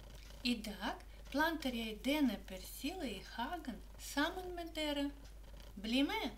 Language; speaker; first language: Norwegian; non-native, learner; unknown